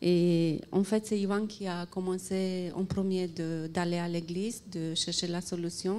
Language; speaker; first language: French; non-native, fluent; Romanian